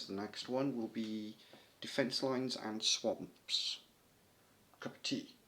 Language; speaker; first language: English; native; English